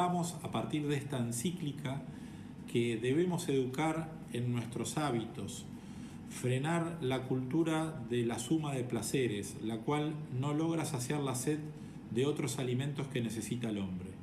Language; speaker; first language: Spanish; native; Spanish